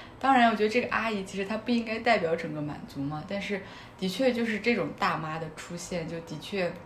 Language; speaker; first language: Chinese; non-native, local second language; Kazakh